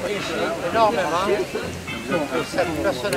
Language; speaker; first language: French; native; French